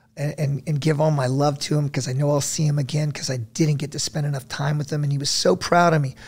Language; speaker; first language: English; native; English